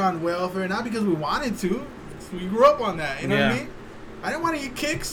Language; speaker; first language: English; early bilingual, other home language; Spanish